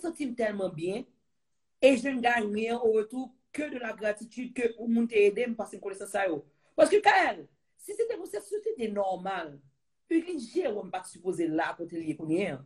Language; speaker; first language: French; non-native, local second language; Haitian Creole